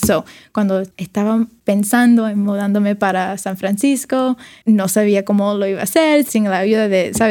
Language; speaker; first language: Spanish; early bilingual, other home language; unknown